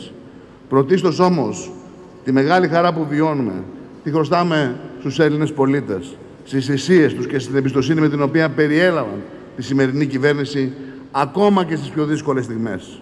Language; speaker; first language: Greek; native; Greek